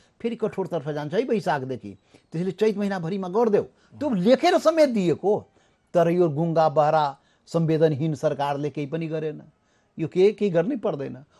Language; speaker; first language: Nepali; non-native, local second language; Maithili